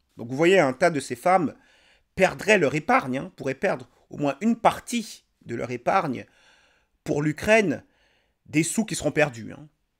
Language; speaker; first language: French; native; French